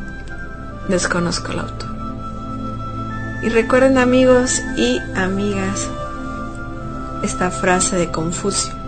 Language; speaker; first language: Spanish; native; Spanish